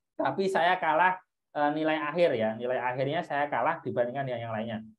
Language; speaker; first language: Indonesian; native; Indonesian